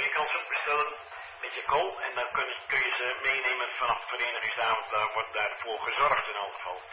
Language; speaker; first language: Dutch; native; Dutch